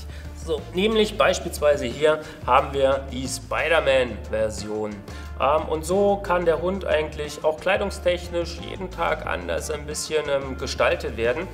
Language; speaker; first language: German; native; German